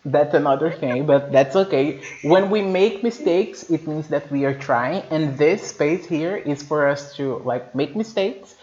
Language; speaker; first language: English; non-native, fluent; Portuguese